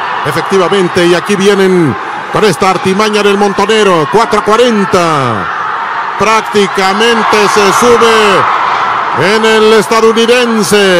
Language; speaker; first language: Spanish; native; Spanish